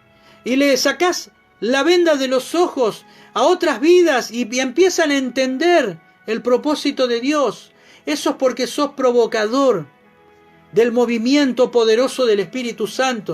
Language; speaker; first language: Spanish; native; Spanish